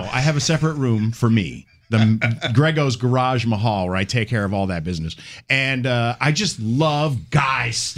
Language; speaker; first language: English; native; English